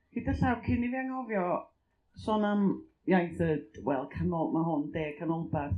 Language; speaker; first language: Welsh; native; Welsh